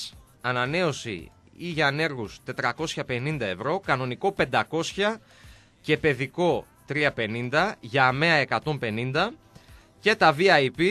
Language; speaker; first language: Greek; native; Greek